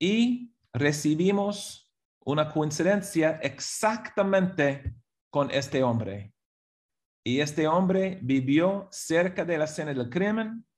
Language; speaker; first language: Spanish; non-native, fluent; English